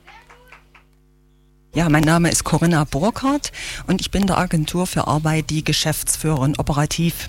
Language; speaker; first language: German; native; German